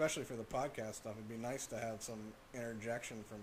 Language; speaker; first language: English; native; English